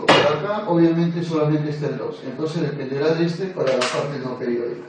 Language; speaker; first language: Spanish; native; Spanish